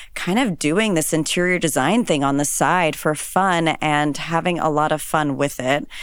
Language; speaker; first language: English; native; English